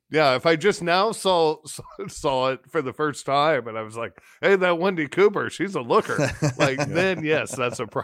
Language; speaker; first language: English; native; English